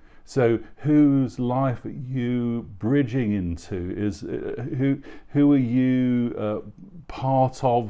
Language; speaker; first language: English; native; English